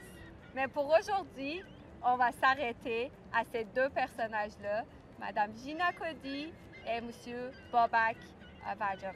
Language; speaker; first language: French; non-native, fluent; Persian